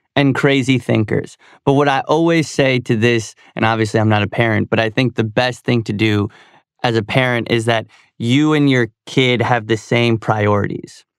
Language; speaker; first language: English; native; English